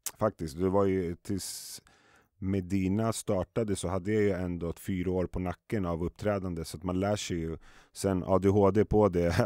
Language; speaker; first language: Swedish; early bilingual, other home language; Arabic